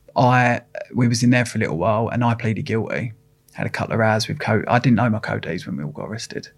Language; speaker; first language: English; native; English